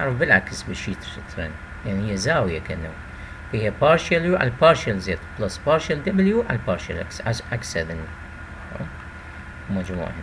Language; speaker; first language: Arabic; native; Arabic